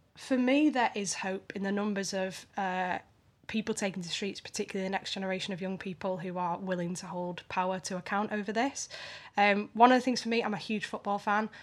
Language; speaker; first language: English; native; English